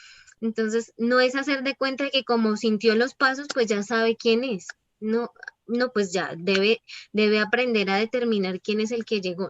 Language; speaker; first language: Spanish; native; Spanish